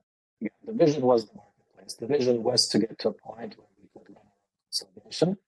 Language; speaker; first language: English; non-native, fluent; Lithuanian